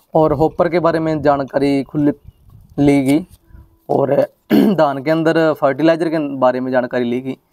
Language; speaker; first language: Hindi; non-native, local second language; Punjabi